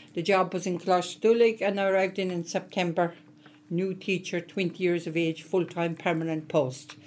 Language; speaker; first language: English; native; English